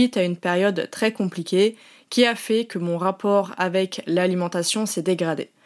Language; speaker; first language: French; native; French